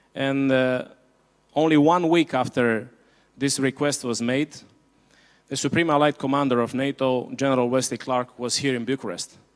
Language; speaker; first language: English; non-native, fluent; Romanian